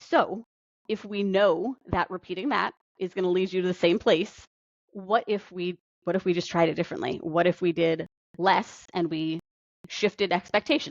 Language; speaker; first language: English; native; English